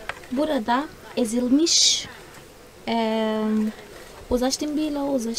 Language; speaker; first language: Turkish; non-native, fluent; Portuguese